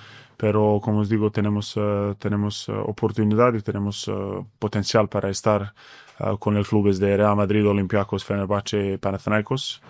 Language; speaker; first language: Spanish; non-native, fluent; Bosnian